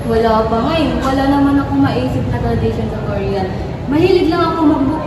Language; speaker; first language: Filipino; native; Filipino